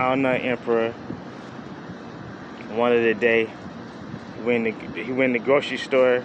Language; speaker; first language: English; native; English